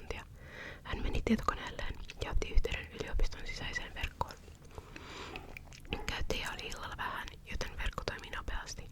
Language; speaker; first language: Finnish; native; Finnish